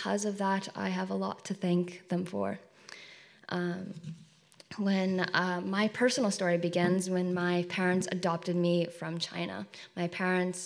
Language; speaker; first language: English; native; English